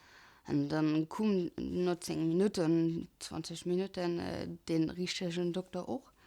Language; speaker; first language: German; non-native, local second language; Luxembourgish